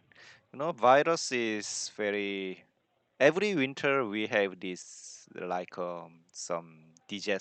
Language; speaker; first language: English; non-native, learner; Korean